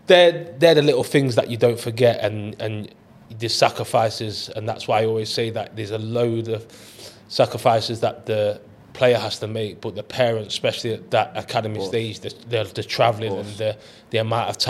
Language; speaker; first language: English; native; English